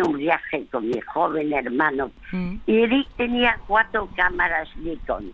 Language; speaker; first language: Spanish; early bilingual, other home language; French